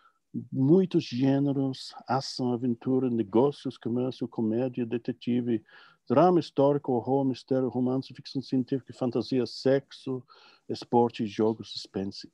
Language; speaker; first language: Portuguese; non-native, fluent; English